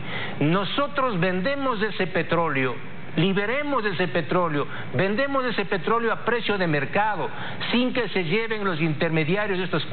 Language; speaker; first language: Spanish; native; Spanish